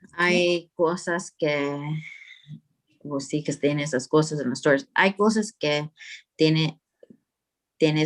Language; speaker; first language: Spanish; early bilingual, heritage; Spanish